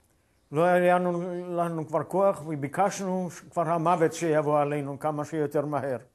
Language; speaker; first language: Hebrew; non-native, fluent; Yiddish